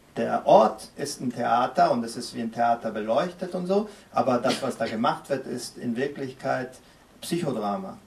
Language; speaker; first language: German; early bilingual, other home language; Spanish